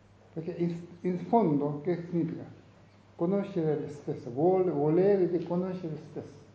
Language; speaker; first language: Italian; non-native, learner; Tibetan